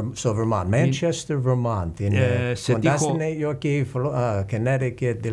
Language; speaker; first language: Greek; early bilingual, heritage; English